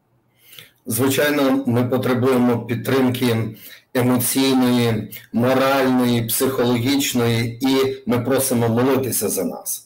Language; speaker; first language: Ukrainian; native; Ukrainian